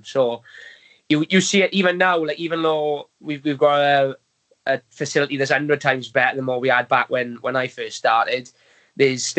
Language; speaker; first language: English; native; English